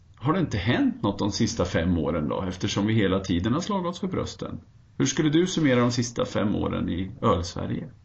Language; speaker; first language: Swedish; native; Swedish